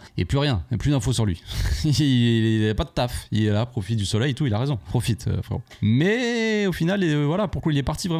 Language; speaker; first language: French; native; French